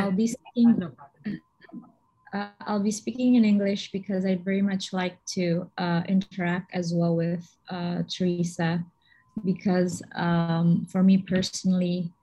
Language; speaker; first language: English; non-native, fluent; Indonesian